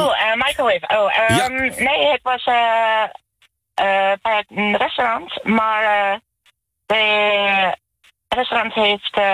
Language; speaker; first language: Dutch; non-native, learner; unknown